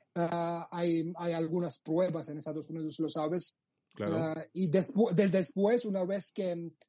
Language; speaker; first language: Spanish; non-native, fluent; Georgian